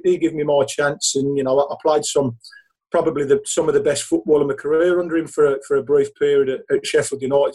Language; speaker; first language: English; native; English